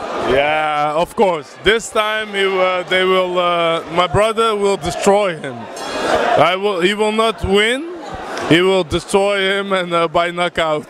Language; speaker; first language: English; non-native, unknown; Dutch